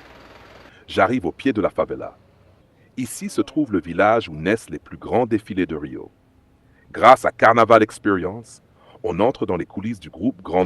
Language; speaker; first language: French; native; French